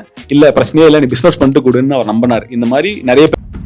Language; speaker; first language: Tamil; native; Tamil